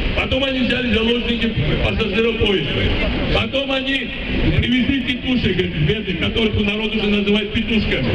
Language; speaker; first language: Russian; non-native, local second language; Georgian